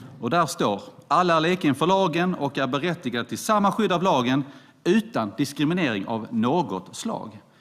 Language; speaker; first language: Swedish; native; Swedish